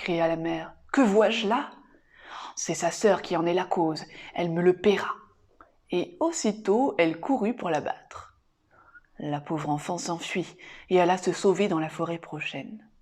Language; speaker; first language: French; native; French